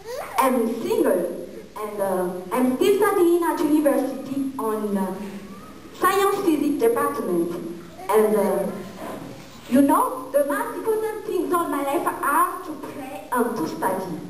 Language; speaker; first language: English; non-native, learner; Malagasy